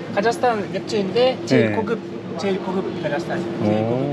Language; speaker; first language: Korean; non-native, learner; Russian